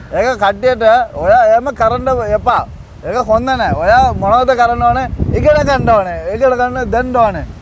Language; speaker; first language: Sinhala; non-native, local second language; Tamil